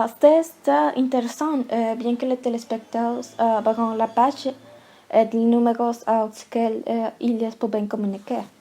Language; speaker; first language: French; non-native, learner; Spanish